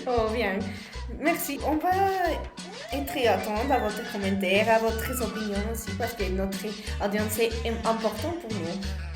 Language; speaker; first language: French; non-native, learner; Spanish